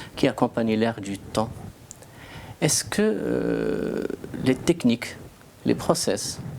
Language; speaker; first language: French; non-native, local second language; Arabic